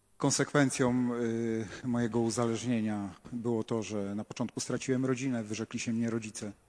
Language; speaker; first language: Polish; native; Polish